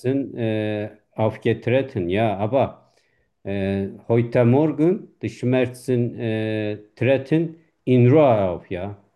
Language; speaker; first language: German; non-native, fluent; Turkish